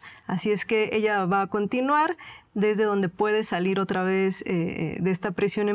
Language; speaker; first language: Spanish; native; Spanish